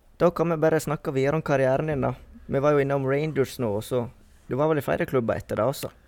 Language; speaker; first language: Norwegian; native; Norwegian